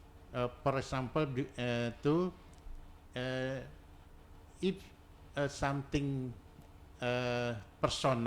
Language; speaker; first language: English; non-native, learner; Indonesian